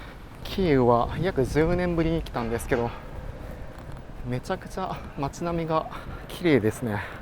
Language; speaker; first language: Japanese; native; Japanese